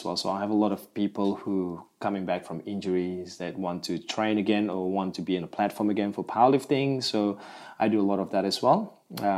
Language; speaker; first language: English; non-native, local second language; Malay